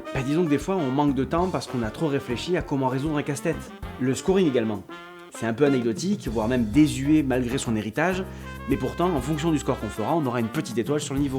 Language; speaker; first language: French; native; French